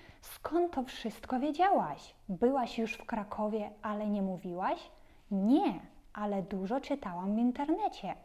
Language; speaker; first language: Polish; non-native, fluent; Ukrainian